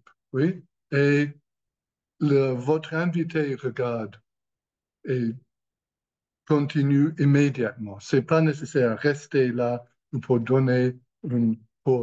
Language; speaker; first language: French; non-native, learner; English